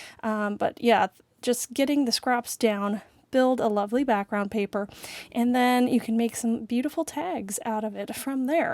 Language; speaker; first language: English; native; English